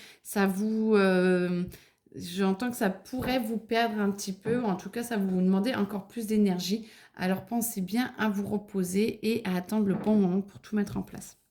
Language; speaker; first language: French; native; French